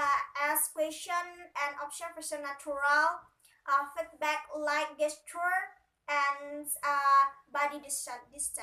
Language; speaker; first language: English; non-native, learner; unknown